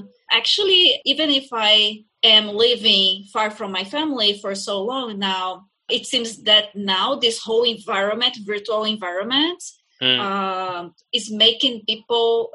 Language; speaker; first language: English; non-native, fluent; Portuguese